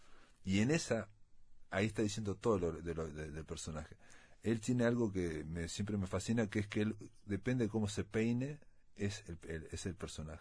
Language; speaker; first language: Spanish; native; Spanish